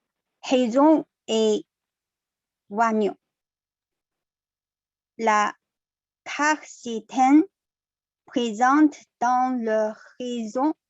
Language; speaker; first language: French; non-native, learner; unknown